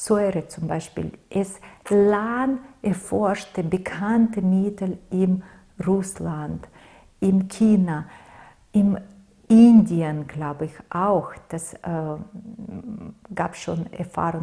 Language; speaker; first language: German; non-native, fluent; Russian